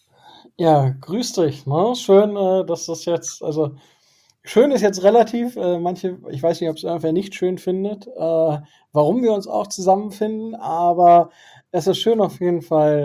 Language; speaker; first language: German; native; German